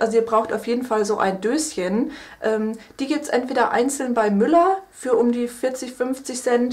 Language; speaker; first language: German; native; German